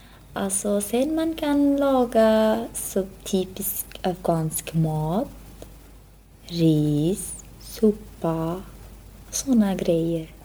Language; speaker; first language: Swedish; non-native, learner; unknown